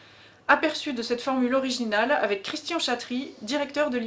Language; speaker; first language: French; native; French